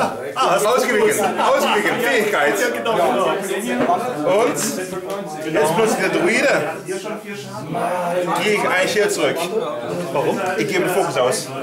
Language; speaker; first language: German; native; German